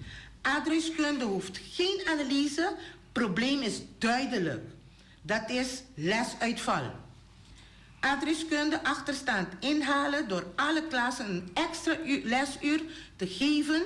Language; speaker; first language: Dutch; non-native, local second language; Papiamento